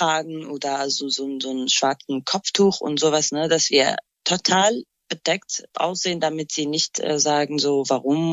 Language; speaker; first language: German; non-native, fluent; Kurdish